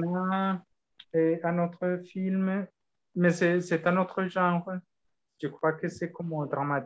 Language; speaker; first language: French; non-native, learner; Spanish